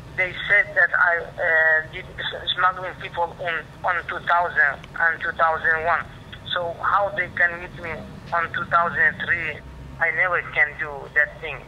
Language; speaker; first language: English; non-native, learner; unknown